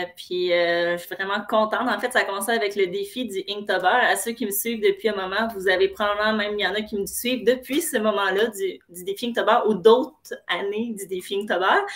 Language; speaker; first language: French; native; French